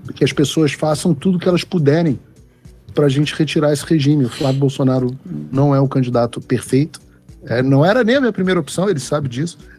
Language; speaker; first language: Portuguese; native; Portuguese